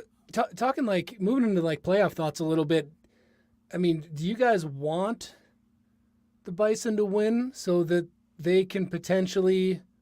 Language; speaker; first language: English; native; English